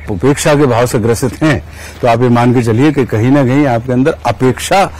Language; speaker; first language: Hindi; native; Hindi